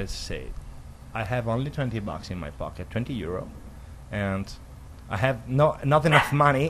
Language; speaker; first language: English; non-native, learner; Italian